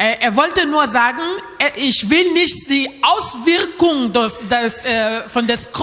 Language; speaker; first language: German; non-native, learner; French